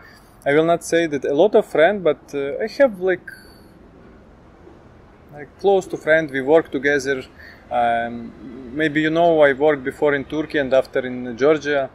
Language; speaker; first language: English; non-native, learner; Ukrainian